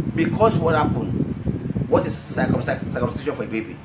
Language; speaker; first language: English; non-native, local second language; Yoruba